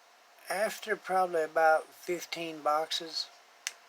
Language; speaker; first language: English; native; English